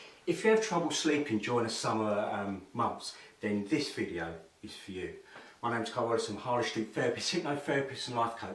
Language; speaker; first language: English; native; English